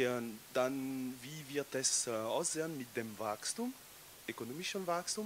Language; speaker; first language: German; non-native, learner; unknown